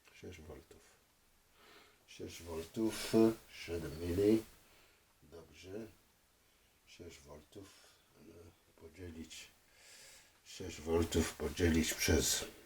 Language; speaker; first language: Polish; non-native, fluent; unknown